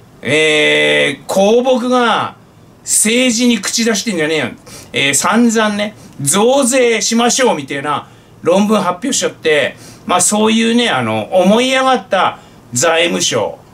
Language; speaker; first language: Japanese; native; Japanese